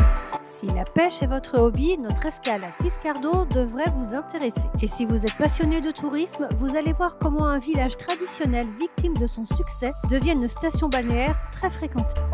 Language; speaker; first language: French; native; French